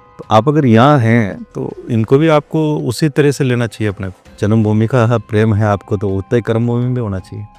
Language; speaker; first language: Hindi; non-native, local second language; Marwari